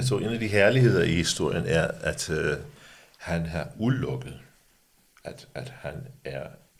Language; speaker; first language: Danish; early bilingual, other home language; English